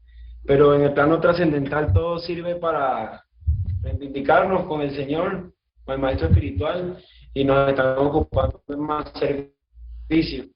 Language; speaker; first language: Spanish; native; Spanish